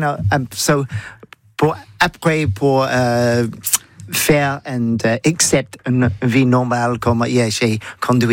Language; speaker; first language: French; non-native, learner; English